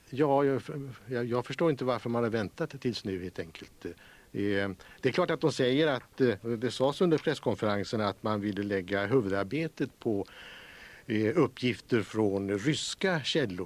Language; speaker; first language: Swedish; native; Swedish